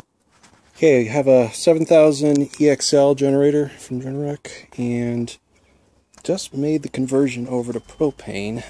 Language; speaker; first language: English; native; English